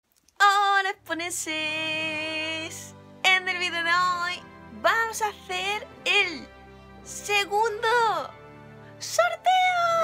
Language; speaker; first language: Spanish; non-native, fluent; Japanese